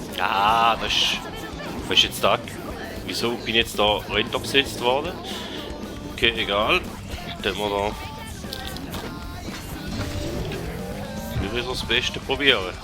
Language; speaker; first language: German; native; German